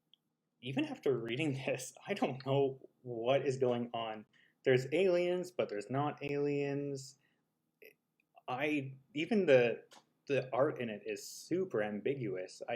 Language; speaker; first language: English; native; English